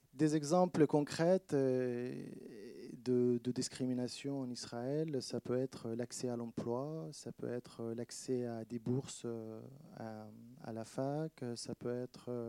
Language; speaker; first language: French; non-native, fluent; Arabic